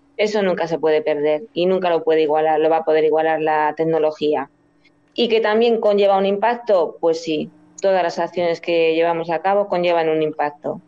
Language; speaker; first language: Spanish; native; Spanish